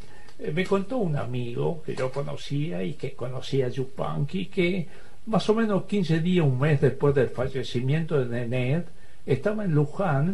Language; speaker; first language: Spanish; native; Spanish